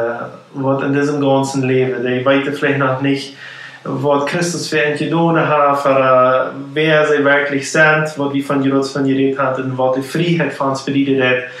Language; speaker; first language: German; non-native, local second language; Plautdietsch